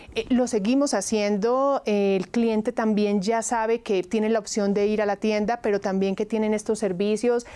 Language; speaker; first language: Spanish; native; Spanish